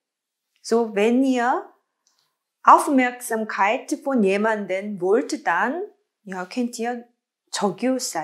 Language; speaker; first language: German; non-native, learner; Korean